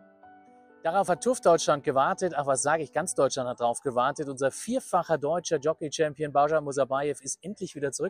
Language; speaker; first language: German; native; German